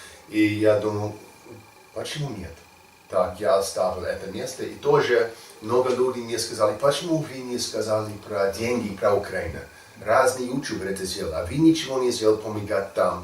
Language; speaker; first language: Russian; non-native, learner; English